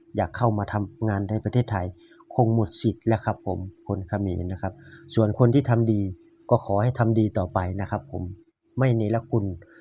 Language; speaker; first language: Thai; native; Thai